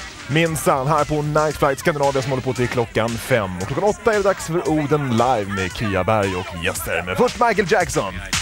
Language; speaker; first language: Swedish; native; Swedish